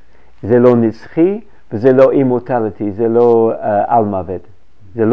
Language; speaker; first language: Hebrew; non-native, fluent; English